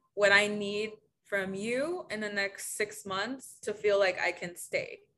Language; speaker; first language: English; early bilingual, other home language; Spanish